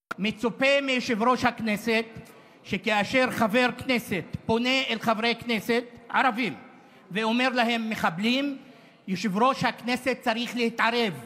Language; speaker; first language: Hebrew; non-native, local second language; Arabic